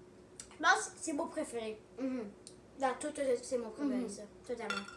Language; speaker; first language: French; non-native, local second language; English